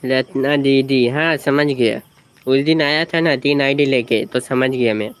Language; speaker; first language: Hindi; non-native, local second language; Bangla